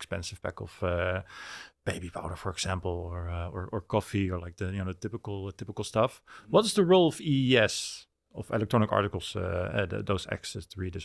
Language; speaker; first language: English; non-native, fluent; Dutch